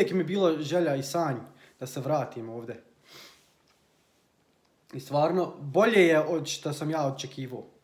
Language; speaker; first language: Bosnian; early bilingual, heritage; Bosnian